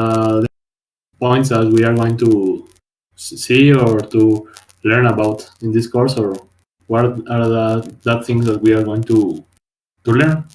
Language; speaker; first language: English; non-native, learner; Spanish